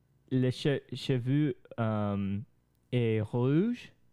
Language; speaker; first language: French; non-native, learner; English